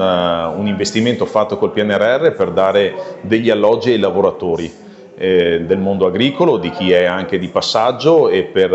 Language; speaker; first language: Italian; native; Italian